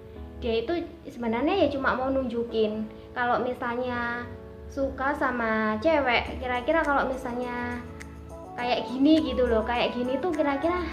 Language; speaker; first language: Indonesian; native; Indonesian